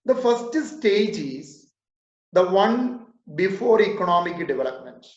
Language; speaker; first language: English; non-native, local second language; Malayalam